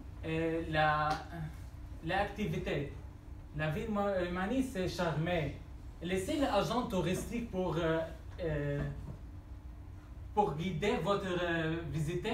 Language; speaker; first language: French; non-native, learner; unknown